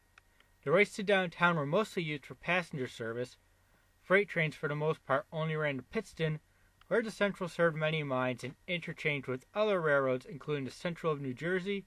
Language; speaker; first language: English; native; English